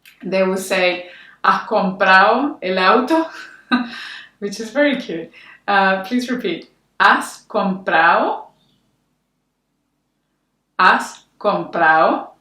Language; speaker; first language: English; non-native, fluent; Spanish